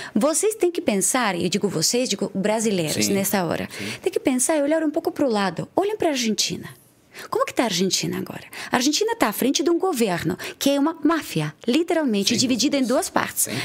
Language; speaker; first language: Portuguese; non-native, fluent; Ukrainian